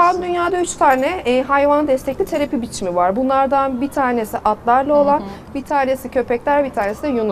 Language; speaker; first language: Turkish; native; Turkish